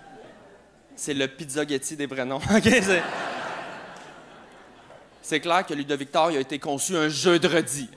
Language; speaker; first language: French; native; French